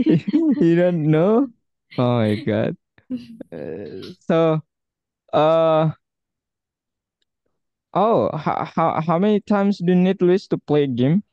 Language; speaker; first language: English; non-native, fluent; Indonesian